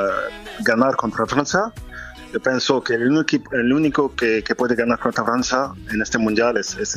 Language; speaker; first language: Spanish; non-native, fluent; French